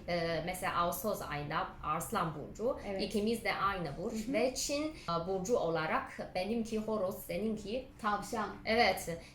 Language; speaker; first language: Turkish; non-native, fluent; Chinese